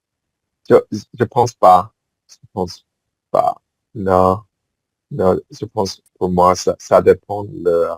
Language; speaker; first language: French; non-native, fluent; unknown